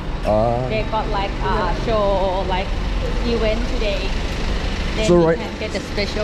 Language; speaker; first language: English; non-native, learner; Thai